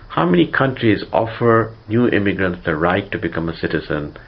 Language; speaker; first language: English; non-native, local second language; Gujarati